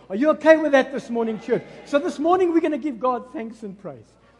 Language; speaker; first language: English; non-native, local second language; Afrikaans